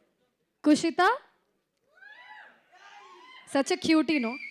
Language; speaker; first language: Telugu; non-native, learner; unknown